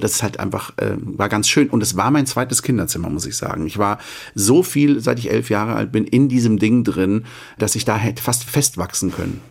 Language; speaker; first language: German; native; German